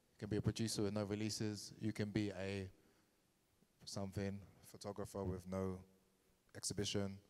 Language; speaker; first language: English; native; English